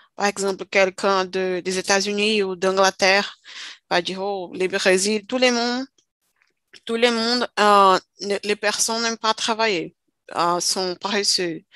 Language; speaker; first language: French; non-native, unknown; Portuguese